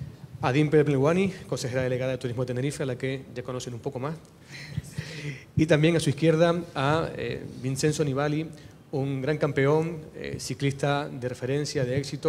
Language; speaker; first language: Spanish; native; Spanish